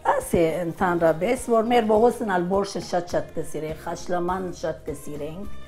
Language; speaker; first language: Armenian; early bilingual, heritage; Armenian